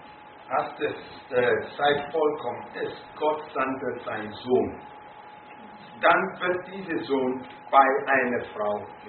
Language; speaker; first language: German; non-native, fluent; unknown